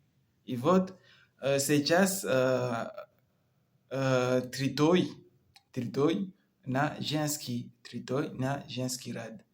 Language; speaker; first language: Russian; non-native, learner; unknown